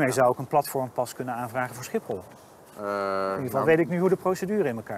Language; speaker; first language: Dutch; native; Dutch